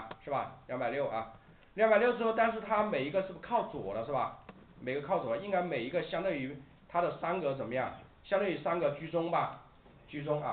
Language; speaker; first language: Chinese; native; Chinese